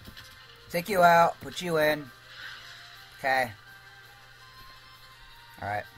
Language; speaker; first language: English; native; English